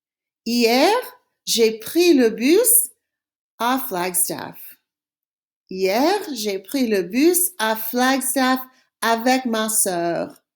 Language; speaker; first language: French; non-native, fluent; English